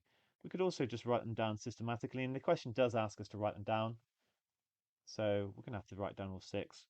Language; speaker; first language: English; native; English